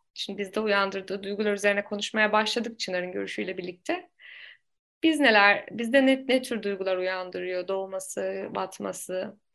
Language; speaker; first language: Turkish; native; Turkish